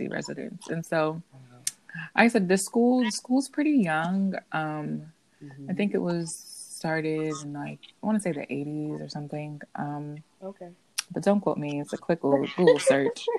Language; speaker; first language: English; native; English